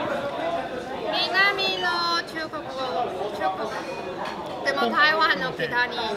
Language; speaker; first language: Japanese; non-native, learner; Chinese